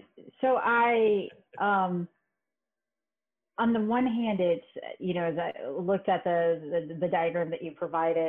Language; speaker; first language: English; native; English